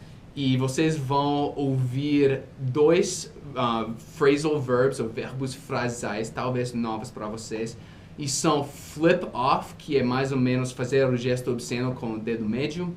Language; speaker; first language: Portuguese; non-native, fluent; English